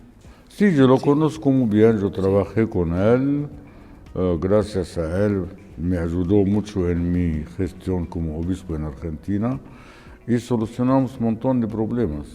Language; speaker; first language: Spanish; non-native, fluent; Arabic